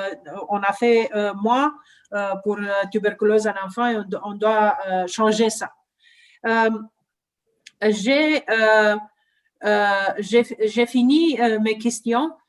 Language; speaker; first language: French; non-native, learner; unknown